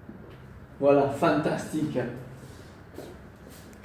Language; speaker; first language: French; non-native, fluent; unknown